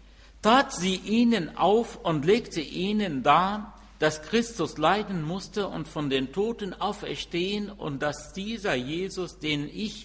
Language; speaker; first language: German; non-native, fluent; Arabic